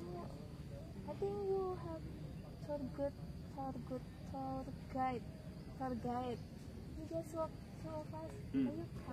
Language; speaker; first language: English; non-native, learner; Javanese